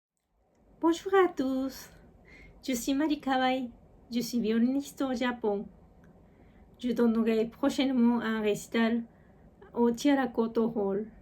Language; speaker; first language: French; non-native, fluent; Japanese